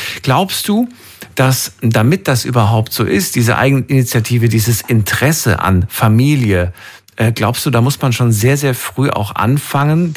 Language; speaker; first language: German; native; German